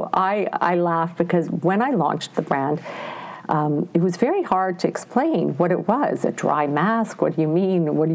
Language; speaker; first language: English; native; English